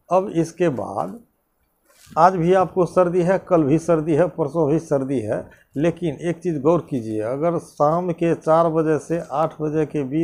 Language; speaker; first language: Hindi; native; Hindi